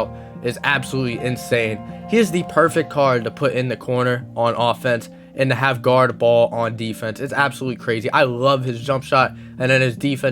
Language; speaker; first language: English; native; English